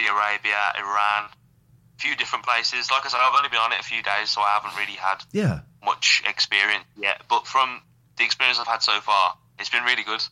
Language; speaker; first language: English; native; English